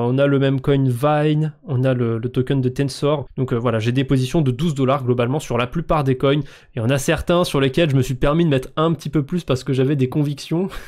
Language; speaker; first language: French; native; French